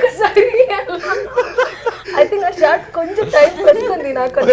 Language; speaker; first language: Telugu; non-native, learner; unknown